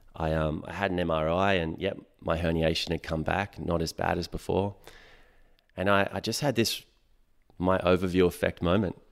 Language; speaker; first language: English; native; English